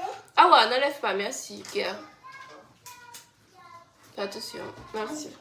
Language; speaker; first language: French; native; French